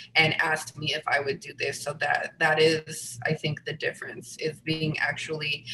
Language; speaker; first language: English; native; English